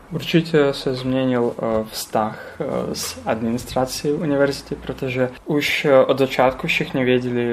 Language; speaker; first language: Czech; non-native, learner; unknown